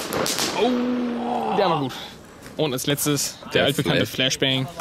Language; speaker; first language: German; native; German